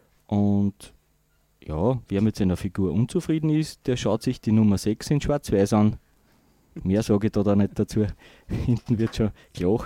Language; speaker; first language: German; native; German